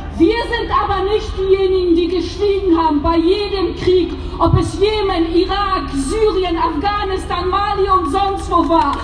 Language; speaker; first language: German; early bilingual, other home language; Polish